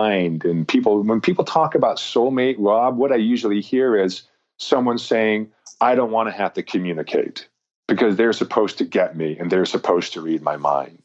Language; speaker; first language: English; native; English